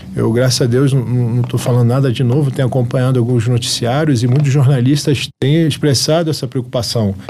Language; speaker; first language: Portuguese; early bilingual, other home language; Arabic